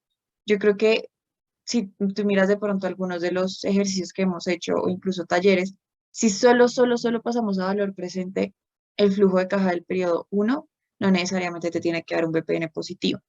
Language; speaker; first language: Spanish; native; Spanish